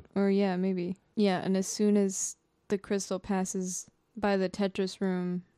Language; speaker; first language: English; non-native, fluent; Japanese